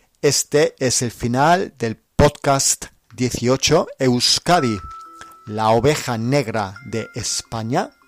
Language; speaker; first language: Spanish; non-native, fluent; English